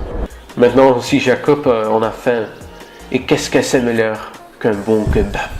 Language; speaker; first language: French; non-native, learner; Dutch